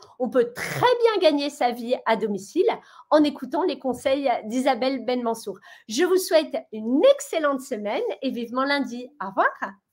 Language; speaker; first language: French; native; French